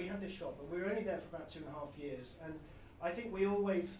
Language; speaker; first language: English; native; English